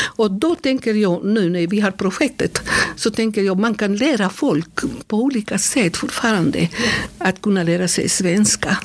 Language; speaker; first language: Swedish; non-native, fluent; Spanish